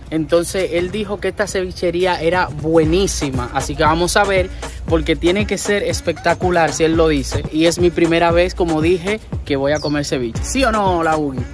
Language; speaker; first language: Spanish; native; Spanish